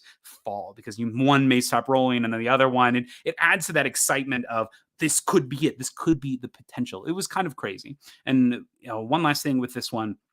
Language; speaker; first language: English; native; English